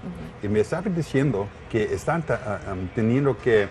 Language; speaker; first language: Spanish; non-native, learner; English